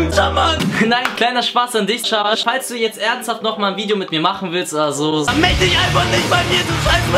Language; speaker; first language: German; early bilingual, other home language; Albanian